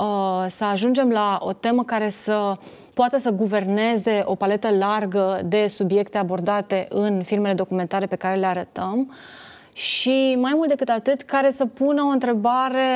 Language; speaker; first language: Romanian; native; Romanian